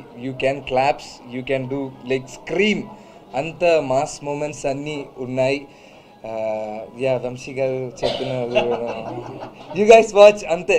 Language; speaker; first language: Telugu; non-native, learner; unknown